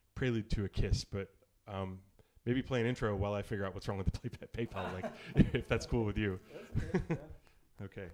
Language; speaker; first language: English; native; English